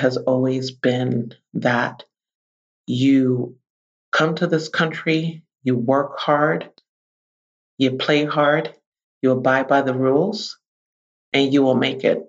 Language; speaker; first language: English; native; English